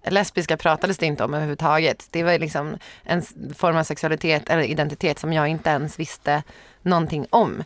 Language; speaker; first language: Swedish; native; Swedish